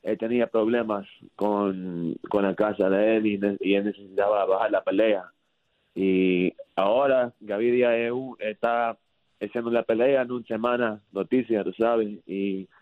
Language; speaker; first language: Spanish; early bilingual, heritage; English